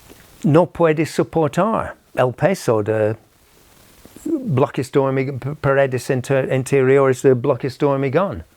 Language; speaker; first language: Spanish; non-native, fluent; English